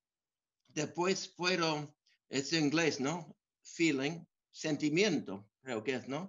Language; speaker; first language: Spanish; non-native, fluent; English